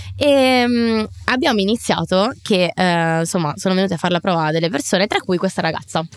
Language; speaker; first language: Italian; native; Italian